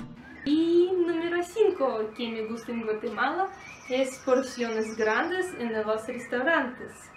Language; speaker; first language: Spanish; non-native, learner; Russian